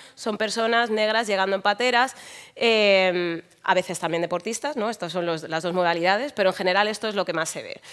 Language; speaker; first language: Spanish; native; Spanish